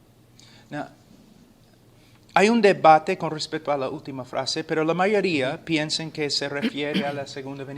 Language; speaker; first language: Spanish; non-native, fluent; English